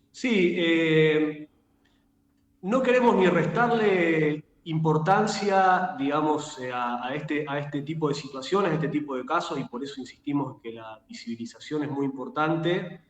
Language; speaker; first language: Spanish; native; Spanish